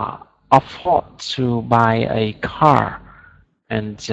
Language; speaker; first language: English; non-native, learner; Vietnamese